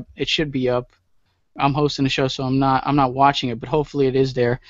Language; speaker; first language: English; native; English